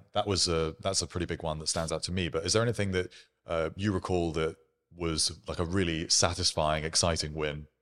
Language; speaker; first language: English; native; English